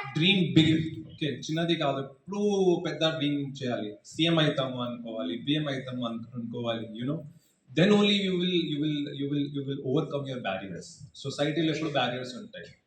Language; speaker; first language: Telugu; non-native, fluent; Hindi